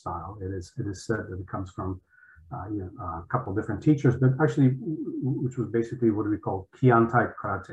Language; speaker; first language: English; early bilingual, other home language; Polish